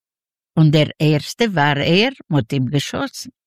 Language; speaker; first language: German; non-native, learner; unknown